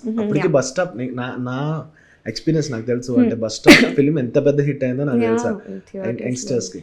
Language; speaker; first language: Telugu; native; Telugu